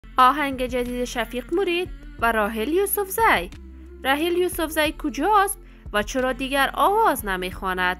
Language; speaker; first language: Persian; native; Persian